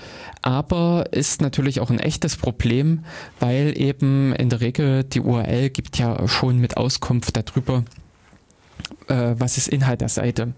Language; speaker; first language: German; native; German